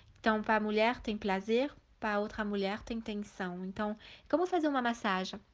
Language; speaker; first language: Portuguese; early bilingual, heritage; Portuguese